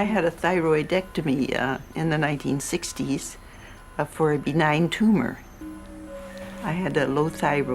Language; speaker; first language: English; native; English